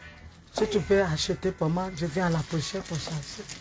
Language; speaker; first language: French; non-native, learner; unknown